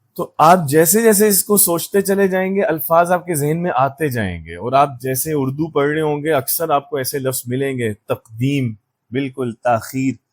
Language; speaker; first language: Urdu; native; Urdu